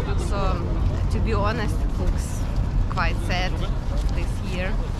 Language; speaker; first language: English; non-native, learner; Ukrainian